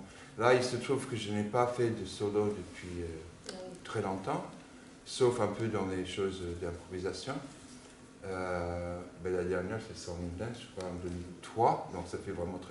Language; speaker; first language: French; non-native, fluent; English